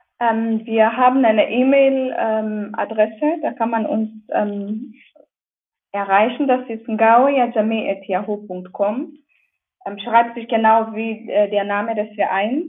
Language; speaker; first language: German; non-native, fluent; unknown